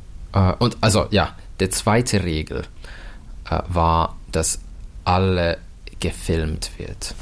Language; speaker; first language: German; non-native, learner; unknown